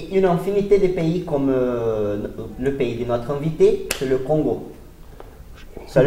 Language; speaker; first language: French; non-native, learner; Portuguese